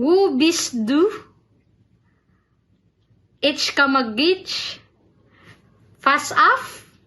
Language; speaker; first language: German; non-native, learner; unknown